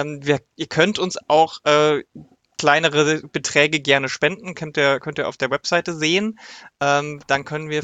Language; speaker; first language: German; native; German